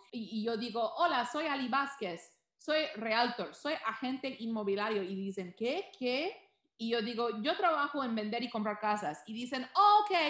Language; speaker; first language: Spanish; early bilingual, heritage; Spanish